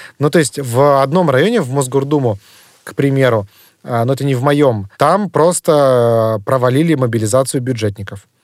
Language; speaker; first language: Russian; native; Russian